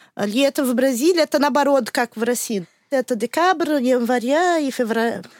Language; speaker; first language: Russian; non-native, learner; Portuguese